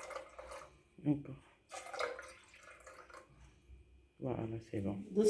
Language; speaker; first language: French; non-native, local second language; Arabic